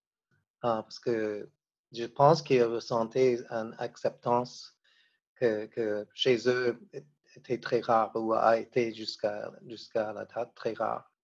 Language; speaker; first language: French; non-native, fluent; English